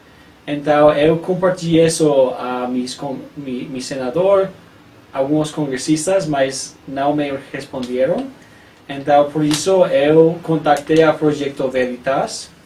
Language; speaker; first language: Portuguese; non-native, learner; English